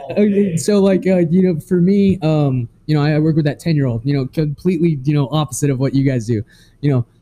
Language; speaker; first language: English; native; English